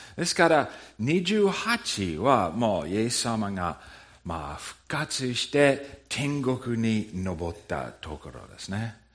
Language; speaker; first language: Japanese; non-native, fluent; English